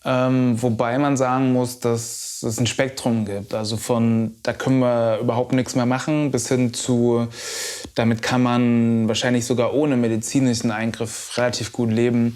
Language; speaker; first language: German; native; German